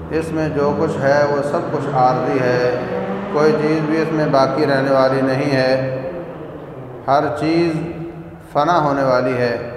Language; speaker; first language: Urdu; native; Urdu